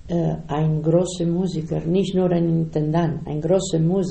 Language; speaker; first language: German; non-native, learner; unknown